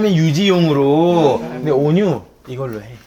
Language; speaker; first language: Korean; early bilingual, other home language; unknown